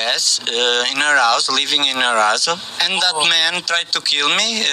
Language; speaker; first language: English; non-native, learner; Portuguese